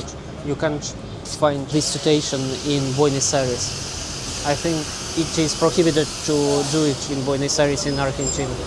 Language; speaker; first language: English; non-native, learner; Russian